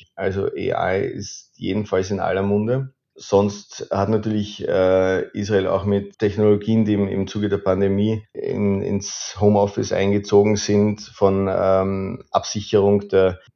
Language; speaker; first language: German; native; German